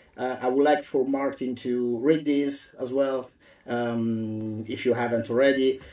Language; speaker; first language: English; non-native, fluent; Italian